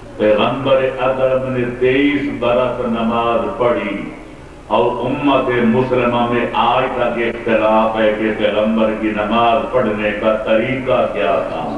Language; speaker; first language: Urdu; non-native, local second language; Punjabi